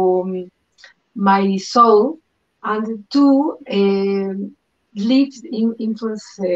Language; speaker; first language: English; non-native, learner; Spanish